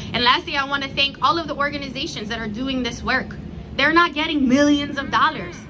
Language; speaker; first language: English; early bilingual, other home language; Spanish